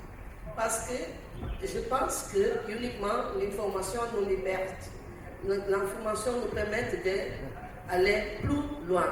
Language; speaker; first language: French; non-native, learner; Portuguese